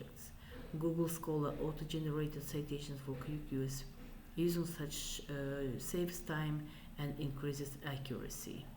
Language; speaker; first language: English; non-native, fluent; Kazakh